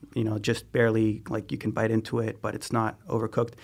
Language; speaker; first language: English; non-native, fluent; Spanish